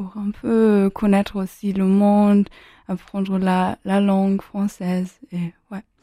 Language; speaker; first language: French; non-native, fluent; German